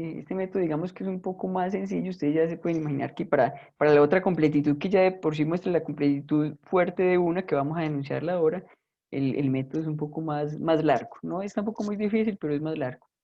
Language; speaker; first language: Spanish; native; Spanish